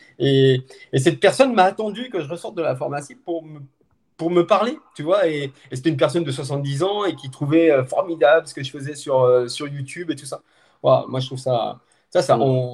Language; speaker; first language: French; native; French